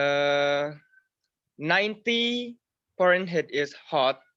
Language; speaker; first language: English; non-native, learner; Indonesian